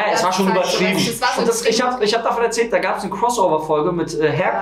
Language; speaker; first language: German; native; German